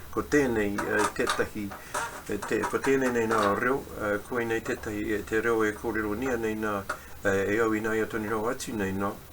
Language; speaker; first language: Māori; non-native, local second language; English